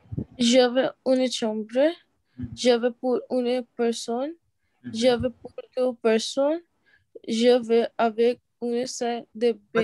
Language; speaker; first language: French; non-native, learner; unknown